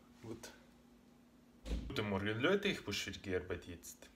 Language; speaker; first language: German; non-native, learner; Russian